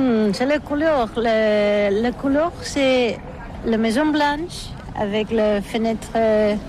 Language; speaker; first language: French; non-native, learner; Catalan